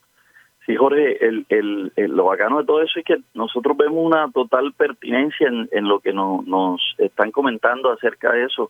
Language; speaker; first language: Spanish; native; Spanish